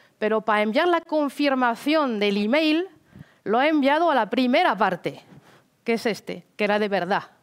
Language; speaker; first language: Spanish; non-native, fluent; French